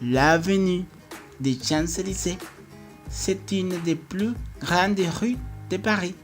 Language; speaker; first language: French; non-native, fluent; Spanish